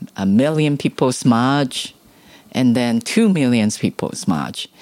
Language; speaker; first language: English; non-native, local second language; Cantonese